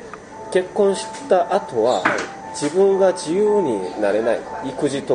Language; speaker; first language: Japanese; non-native, fluent; Korean